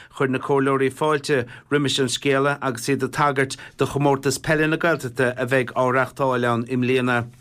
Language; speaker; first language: Irish; native; Irish